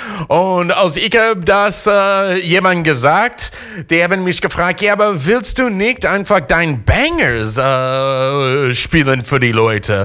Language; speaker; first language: German; non-native, learner; English